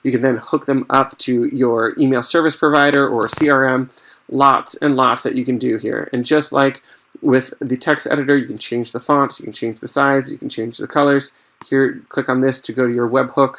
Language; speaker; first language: English; native; English